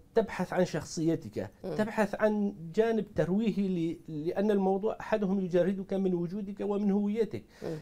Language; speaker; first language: Arabic; non-native, local second language; Kurdish